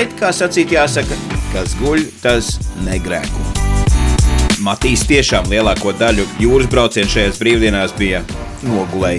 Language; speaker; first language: Latvian; native; Latvian